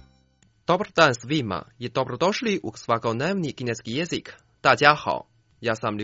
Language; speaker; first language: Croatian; non-native, fluent; Chinese